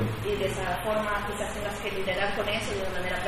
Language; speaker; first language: Spanish; native; Spanish